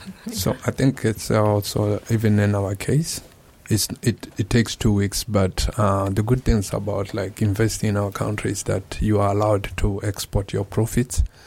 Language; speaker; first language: English; non-native, local second language; Tswana